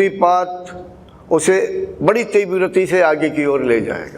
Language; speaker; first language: Hindi; native; Hindi